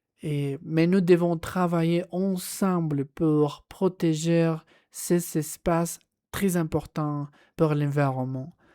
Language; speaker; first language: French; non-native, learner; Spanish